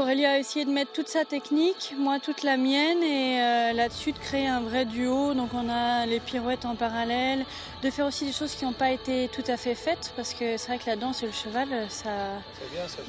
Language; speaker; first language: French; native; French